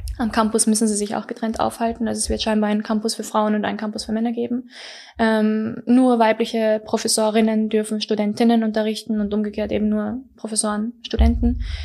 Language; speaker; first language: German; early bilingual, other home language; Persian